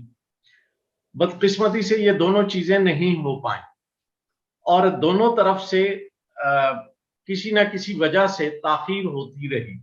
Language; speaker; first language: Urdu; native; Urdu